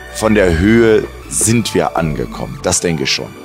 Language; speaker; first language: German; native; German